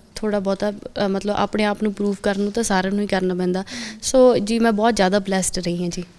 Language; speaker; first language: Punjabi; early bilingual, heritage; Punjabi